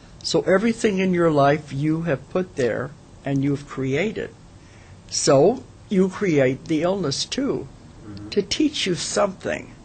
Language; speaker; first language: English; native; English